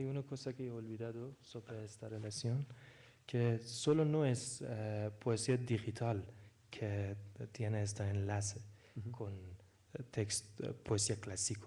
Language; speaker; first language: Spanish; non-native, fluent; Persian